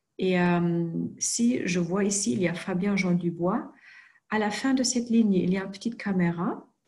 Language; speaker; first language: French; non-native, fluent; German